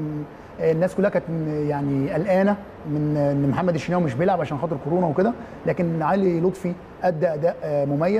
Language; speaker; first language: Arabic; native; Arabic